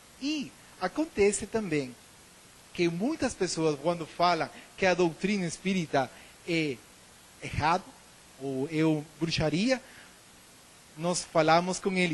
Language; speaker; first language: Portuguese; non-native, learner; Spanish